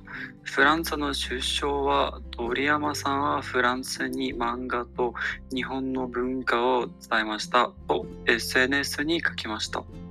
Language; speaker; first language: Japanese; non-native, learner; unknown